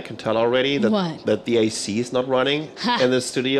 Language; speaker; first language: English; non-native, fluent; German